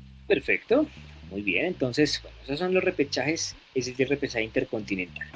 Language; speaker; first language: Spanish; native; Spanish